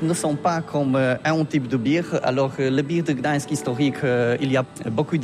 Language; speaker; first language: French; non-native, learner; Polish